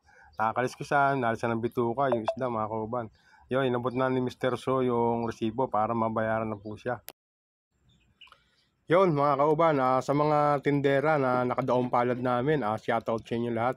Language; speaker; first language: Filipino; non-native, local second language; Cebuano